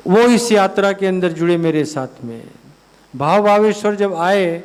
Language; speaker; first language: Hindi; non-native, local second language; Gujarati